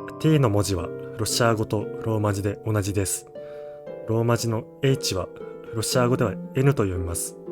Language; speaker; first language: Japanese; native; Japanese